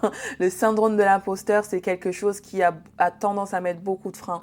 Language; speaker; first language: French; native; French